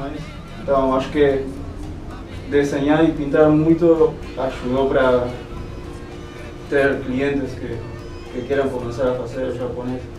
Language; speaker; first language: Portuguese; non-native, fluent; Spanish